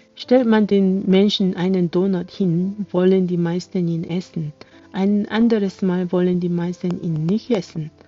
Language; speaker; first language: German; non-native, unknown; Korean